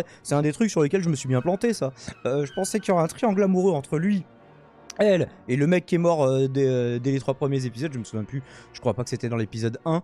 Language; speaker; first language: French; native; French